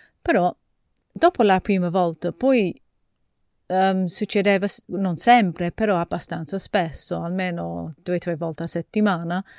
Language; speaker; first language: Italian; non-native, fluent; English